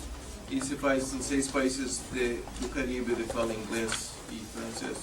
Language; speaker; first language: Portuguese; non-native, fluent; English